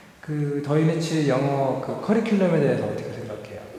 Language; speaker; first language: Korean; native; Korean